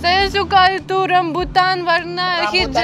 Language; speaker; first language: Indonesian; non-native, learner; Russian